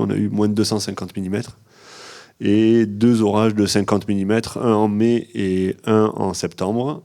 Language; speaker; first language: French; native; French